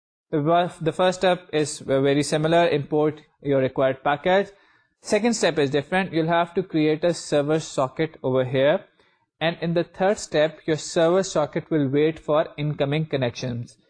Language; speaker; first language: English; non-native, local second language; Urdu